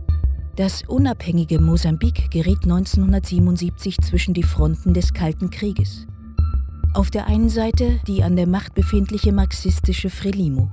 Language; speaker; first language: German; native; German